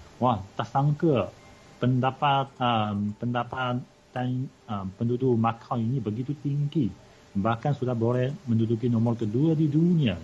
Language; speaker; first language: Malay; non-native, fluent; Chinese